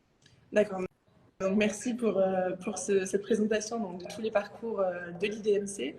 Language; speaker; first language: French; native; French